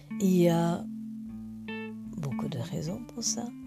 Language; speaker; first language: French; non-native, fluent; English